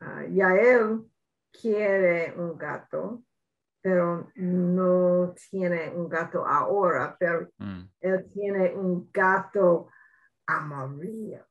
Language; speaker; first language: Spanish; non-native, learner; English